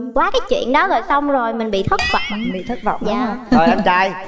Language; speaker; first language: Vietnamese; native; Vietnamese